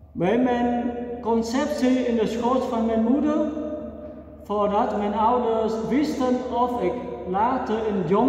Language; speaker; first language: Dutch; non-native, fluent; Vietnamese